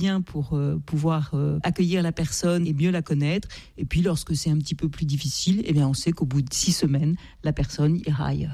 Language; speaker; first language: French; native; French